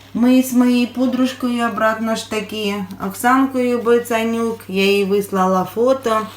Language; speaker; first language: Ukrainian; native; Ukrainian